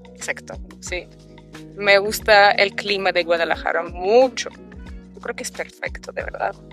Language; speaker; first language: Spanish; non-native, fluent; Russian